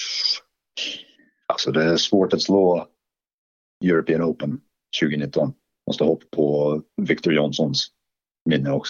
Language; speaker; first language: Swedish; non-native, fluent; English